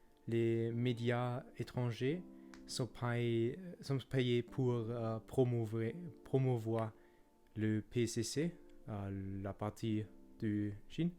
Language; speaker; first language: French; non-native, learner; German